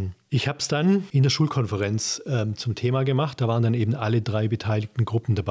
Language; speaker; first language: German; native; German